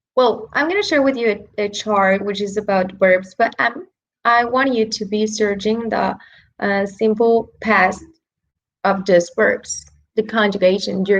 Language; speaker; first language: English; non-native, fluent; Spanish